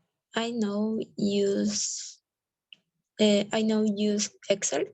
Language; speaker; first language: English; non-native, learner; Spanish